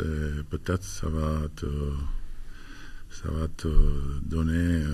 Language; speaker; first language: French; non-native, fluent; Albanian